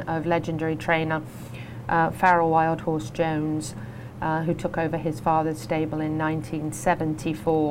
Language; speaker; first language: English; native; English